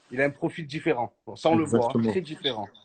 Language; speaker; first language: French; native; French